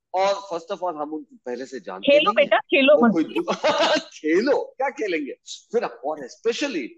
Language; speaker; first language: Hindi; native; Hindi